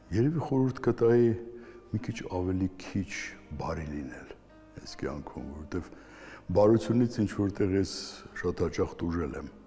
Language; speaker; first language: Armenian; native; Armenian